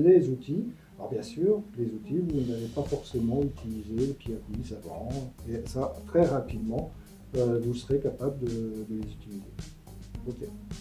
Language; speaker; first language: French; native; French